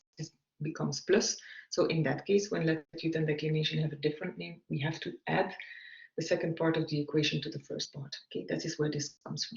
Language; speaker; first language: English; non-native, fluent; Dutch